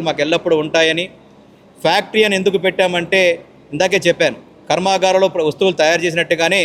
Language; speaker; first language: Telugu; native; Telugu